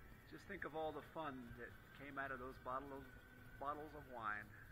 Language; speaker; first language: English; native; English